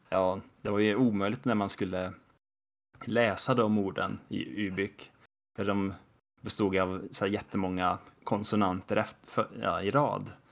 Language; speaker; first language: Swedish; native; Swedish